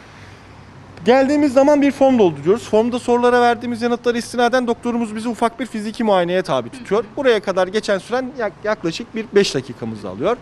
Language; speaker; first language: Turkish; native; Turkish